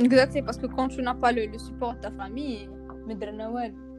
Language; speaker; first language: French; non-native, local second language; Arabic